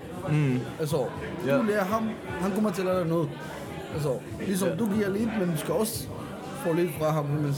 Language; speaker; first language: Danish; non-native, fluent; Spanish